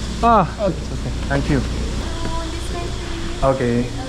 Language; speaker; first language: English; non-native, learner; Chinese